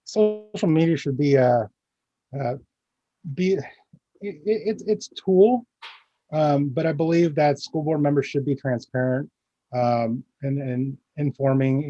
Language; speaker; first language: English; early bilingual, other home language; Filipino